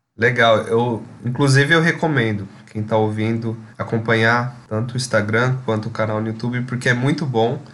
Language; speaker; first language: Portuguese; native; Portuguese